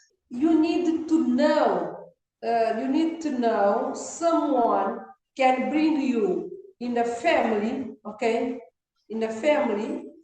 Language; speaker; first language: English; non-native, learner; Kabuverdianu